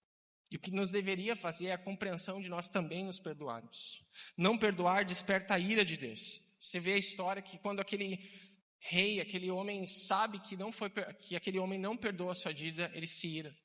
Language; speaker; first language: Portuguese; native; Portuguese